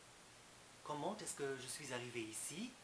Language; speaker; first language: French; non-native, fluent; German